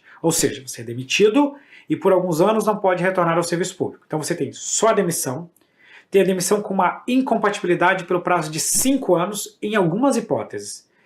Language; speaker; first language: Portuguese; native; Portuguese